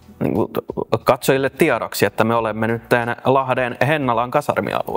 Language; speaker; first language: Finnish; native; Finnish